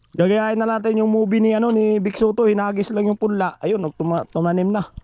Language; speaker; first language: Filipino; native; Filipino